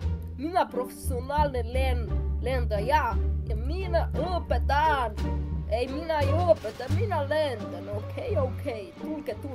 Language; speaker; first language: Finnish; non-native, learner; Estonian